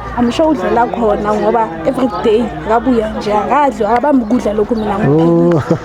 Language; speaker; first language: Zulu; native; Zulu